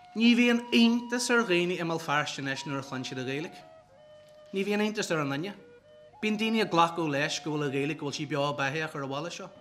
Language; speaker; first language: Irish; non-native, fluent; English